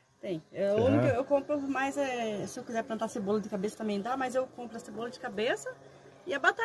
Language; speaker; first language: Portuguese; native; Portuguese